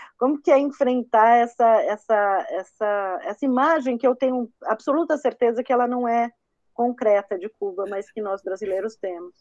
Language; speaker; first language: Portuguese; native; Portuguese